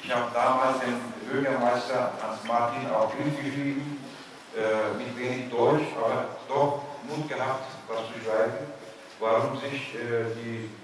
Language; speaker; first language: German; non-native, fluent; Turkish